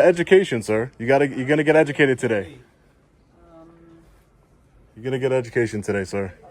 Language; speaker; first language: English; native; English